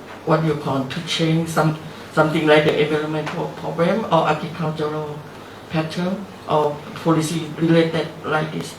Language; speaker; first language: English; non-native, learner; Thai